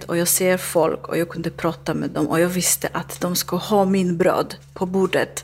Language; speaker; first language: Swedish; non-native, learner; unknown